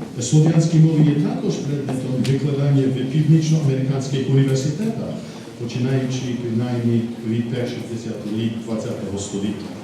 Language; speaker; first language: Ukrainian; non-native, fluent; English